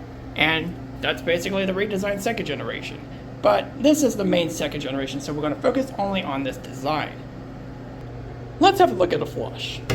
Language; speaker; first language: English; native; English